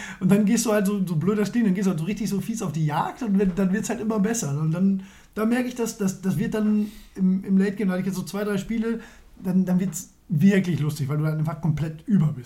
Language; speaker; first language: German; native; German